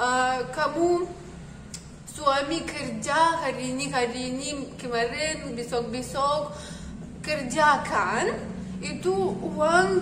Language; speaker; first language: Indonesian; non-native, learner; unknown